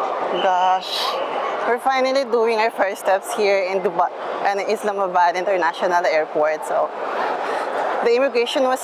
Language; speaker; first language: English; non-native, local second language; Filipino